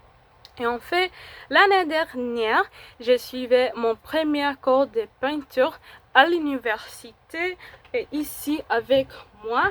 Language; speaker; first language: French; non-native, fluent; Spanish